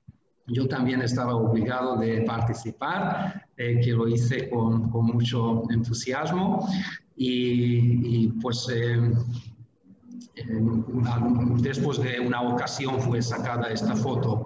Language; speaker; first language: Spanish; non-native, fluent; Hungarian